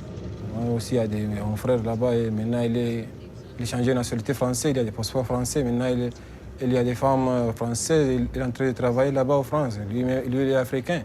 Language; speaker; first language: French; non-native, learner; Arabic